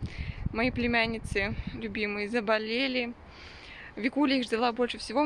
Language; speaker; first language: Russian; native; Russian